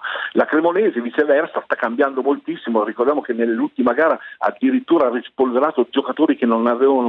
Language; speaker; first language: Italian; native; Italian